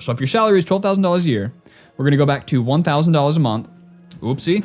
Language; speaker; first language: English; native; English